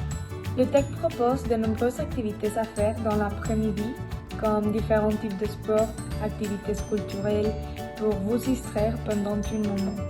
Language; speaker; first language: French; non-native, learner; Spanish